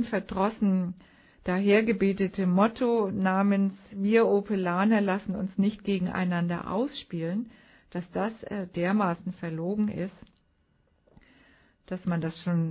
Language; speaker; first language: German; native; German